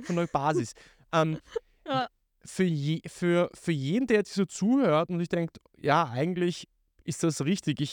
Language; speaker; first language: German; native; German